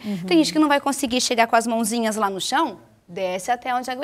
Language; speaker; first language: Portuguese; native; Portuguese